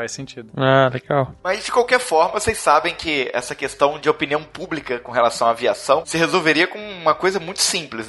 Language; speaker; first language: Portuguese; native; Portuguese